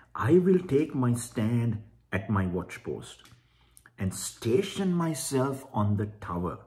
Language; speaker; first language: English; non-native, local second language; Sinhala